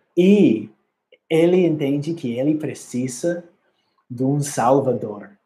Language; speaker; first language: Portuguese; non-native, learner; English